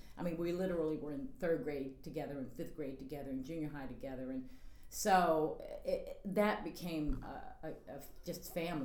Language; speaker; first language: English; native; English